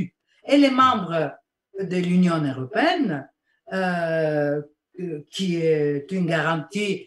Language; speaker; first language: French; non-native, fluent; Bulgarian